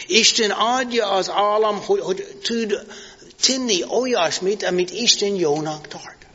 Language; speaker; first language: Hungarian; non-native, fluent; English